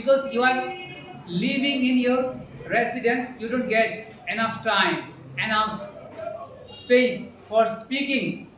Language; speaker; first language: English; non-native, learner; Bangla